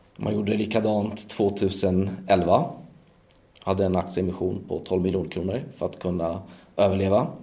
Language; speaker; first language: Swedish; early bilingual, other home language; Polish